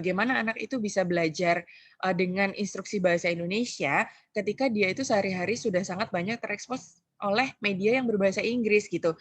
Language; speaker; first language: Indonesian; native; Indonesian